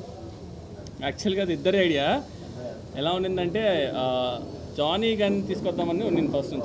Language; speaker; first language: Telugu; native; Telugu